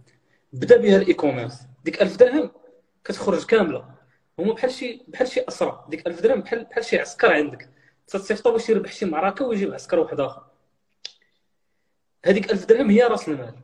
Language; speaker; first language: Arabic; native; Arabic